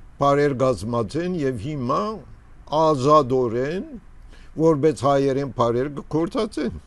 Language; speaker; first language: Armenian; early bilingual, heritage; Armenian